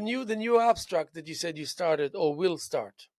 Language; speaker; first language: English; non-native, fluent; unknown